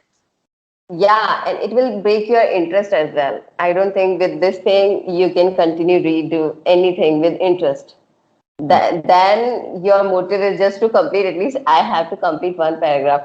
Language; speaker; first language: English; non-native, local second language; Hindi